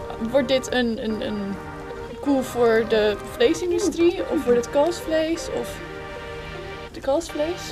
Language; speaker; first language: Dutch; native; Dutch